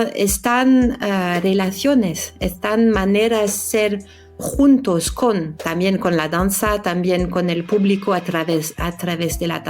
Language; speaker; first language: Spanish; non-native, fluent; French